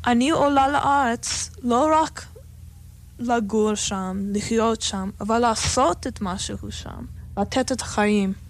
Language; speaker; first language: Hebrew; non-native, fluent; English